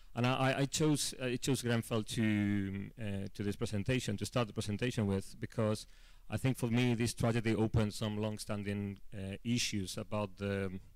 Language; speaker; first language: English; non-native, fluent; Spanish